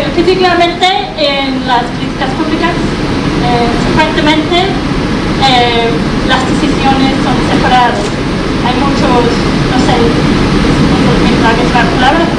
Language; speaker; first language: Spanish; non-native, fluent; English